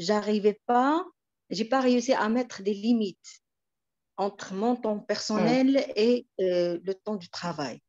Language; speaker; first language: French; non-native, local second language; Arabic